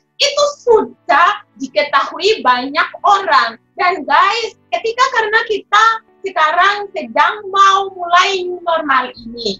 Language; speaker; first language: Indonesian; non-native, fluent; Shona